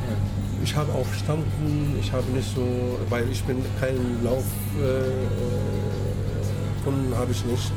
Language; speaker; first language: German; non-native, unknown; Turkish